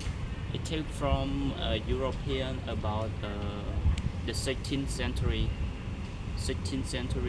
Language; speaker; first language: English; non-native, learner; Khmer